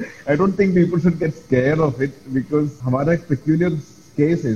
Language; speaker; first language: English; non-native, local second language; Malayalam